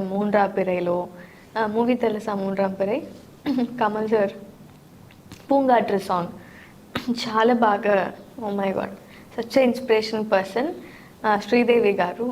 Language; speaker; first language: Telugu; non-native, learner; Tamil